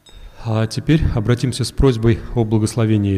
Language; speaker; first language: Russian; native; Russian